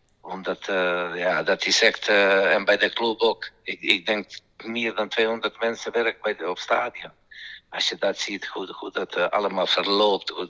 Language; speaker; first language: Dutch; non-native, fluent; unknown